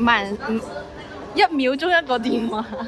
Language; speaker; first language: Chinese; non-native, local second language; Cantonese